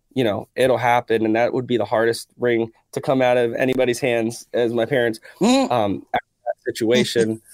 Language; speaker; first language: English; native; English